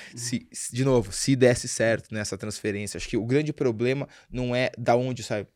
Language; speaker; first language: Portuguese; native; Portuguese